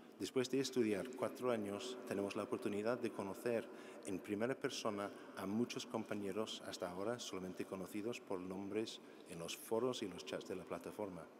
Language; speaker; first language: Spanish; non-native, fluent; English